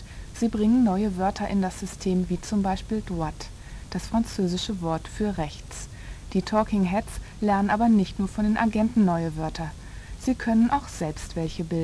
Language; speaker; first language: German; native; German